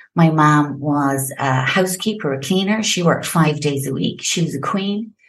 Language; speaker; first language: English; native; English